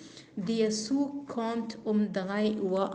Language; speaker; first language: German; non-native, fluent; Urdu